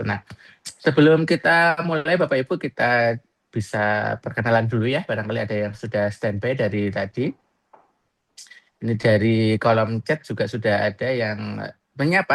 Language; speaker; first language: Indonesian; native; Indonesian